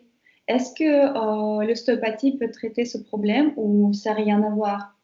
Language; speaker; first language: French; non-native, fluent; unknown